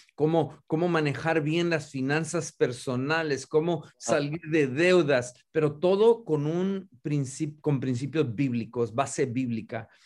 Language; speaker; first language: Spanish; native; Spanish